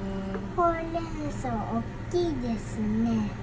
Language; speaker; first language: Japanese; early bilingual, other home language; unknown